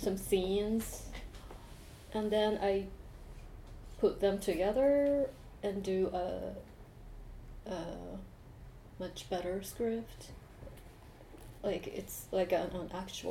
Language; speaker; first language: English; non-native, fluent; Japanese